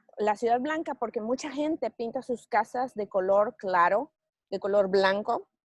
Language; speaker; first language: Spanish; native; Spanish